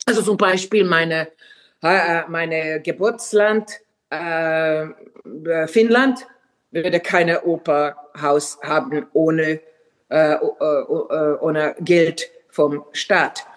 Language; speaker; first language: German; non-native, fluent; Finnish